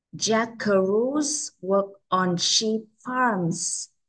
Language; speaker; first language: English; non-native, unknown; Vietnamese